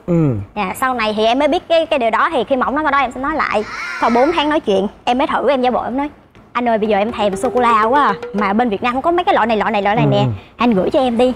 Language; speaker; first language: Vietnamese; native; Vietnamese